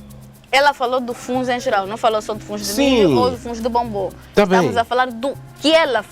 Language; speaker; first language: Portuguese; native; Portuguese